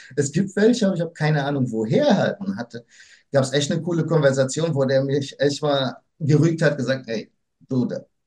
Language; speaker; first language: German; early bilingual, other home language; Portuguese